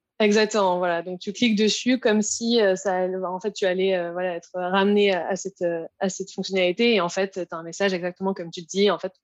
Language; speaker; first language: French; native; French